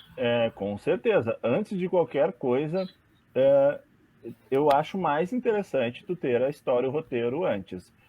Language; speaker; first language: Portuguese; native; Portuguese